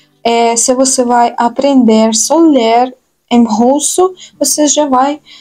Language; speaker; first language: Portuguese; non-native, fluent; Russian